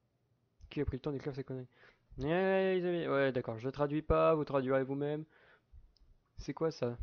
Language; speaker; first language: French; native; French